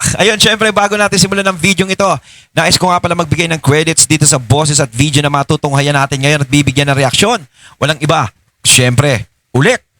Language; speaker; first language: Filipino; native; Filipino